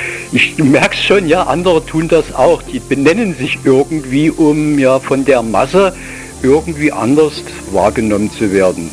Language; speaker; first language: German; native; German